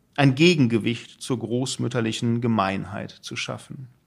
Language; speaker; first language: German; native; German